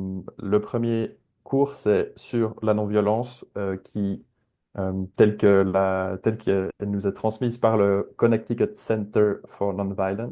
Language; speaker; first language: French; native; French